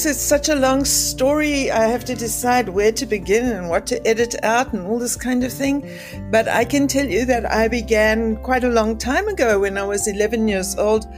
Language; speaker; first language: English; native; English